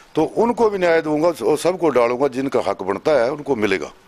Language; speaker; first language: Hindi; native; Hindi